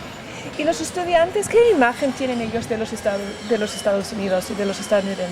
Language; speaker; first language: Spanish; non-native, fluent; English